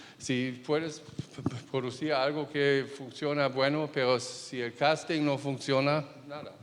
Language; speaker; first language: Spanish; non-native, fluent; German